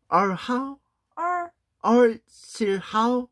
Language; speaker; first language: Chinese; non-native, learner; Korean